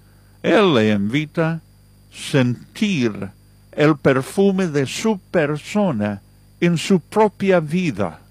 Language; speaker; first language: Spanish; non-native, fluent; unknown